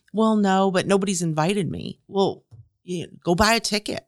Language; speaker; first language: English; native; English